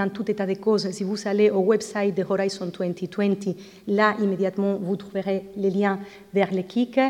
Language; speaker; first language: French; non-native, fluent; Spanish